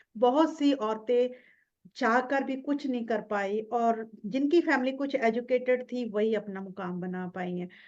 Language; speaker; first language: Hindi; non-native, local second language; Punjabi